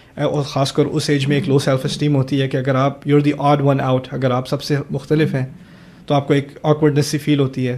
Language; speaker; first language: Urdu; early bilingual, other home language; German